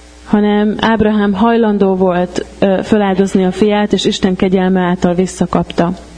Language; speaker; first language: Hungarian; native; Hungarian